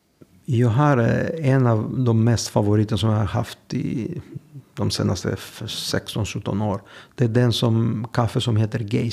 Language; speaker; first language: Swedish; non-native, fluent; Greek